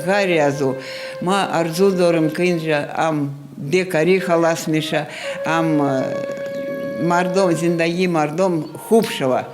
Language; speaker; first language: Persian; non-native, fluent; Russian